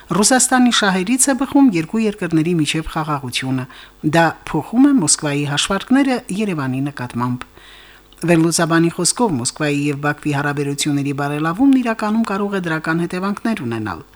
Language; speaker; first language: Armenian; native; Armenian